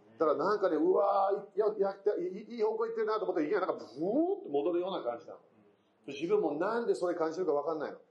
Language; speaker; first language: Japanese; non-native, fluent; English